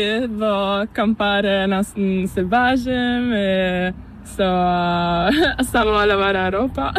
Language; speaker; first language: Spanish; non-native, learner; Italian